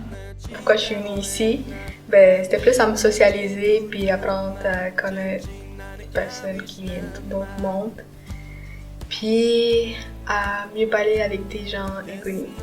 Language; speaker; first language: French; non-native, local second language; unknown